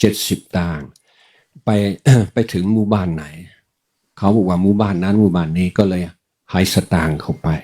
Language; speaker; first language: Thai; non-native, fluent; English